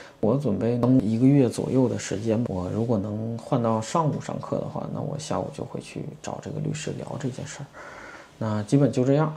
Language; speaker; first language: Chinese; native; Chinese